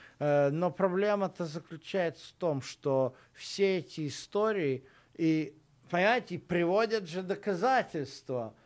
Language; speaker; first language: Russian; native; Russian